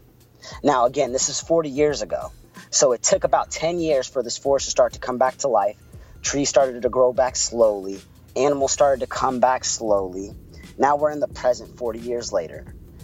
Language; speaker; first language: English; non-native, fluent; Spanish